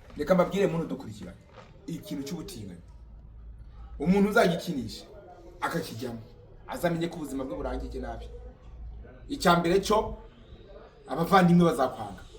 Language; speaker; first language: Kinyarwanda; early bilingual, heritage; Kinyarwanda